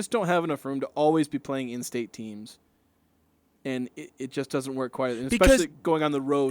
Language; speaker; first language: English; native; English